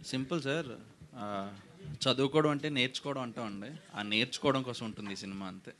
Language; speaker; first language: Telugu; native; Telugu